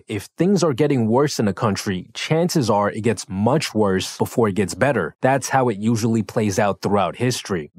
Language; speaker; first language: English; native; English